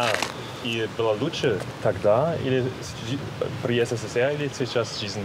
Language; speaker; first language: Russian; non-native, learner; German